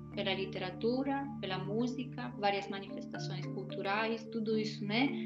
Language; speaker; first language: Portuguese; non-native, fluent; Polish